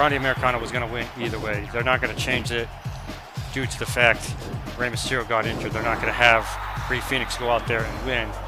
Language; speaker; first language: English; native; English